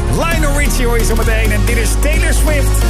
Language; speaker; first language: Dutch; native; Dutch